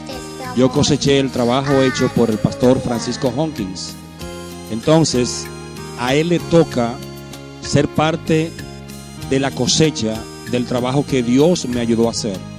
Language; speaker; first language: Spanish; native; Spanish